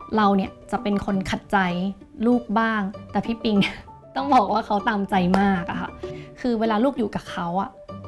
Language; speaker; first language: Thai; native; Thai